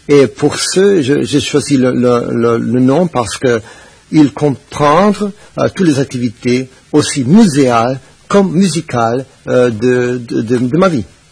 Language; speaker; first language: French; non-native, fluent; Spanish